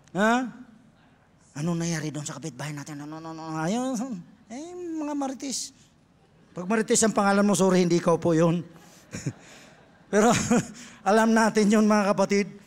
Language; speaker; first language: Filipino; non-native, local second language; Cebuano